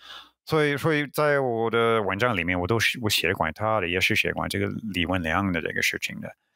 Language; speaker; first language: Chinese; non-native, fluent; English